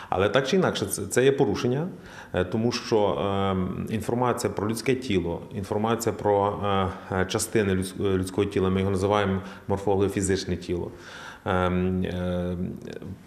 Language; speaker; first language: Ukrainian; native; Ukrainian